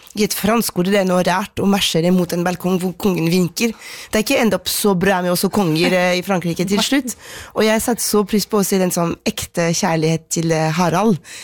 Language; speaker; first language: Norwegian; non-native, fluent; French